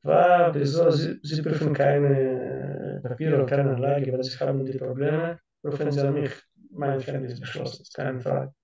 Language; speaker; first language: German; non-native, learner; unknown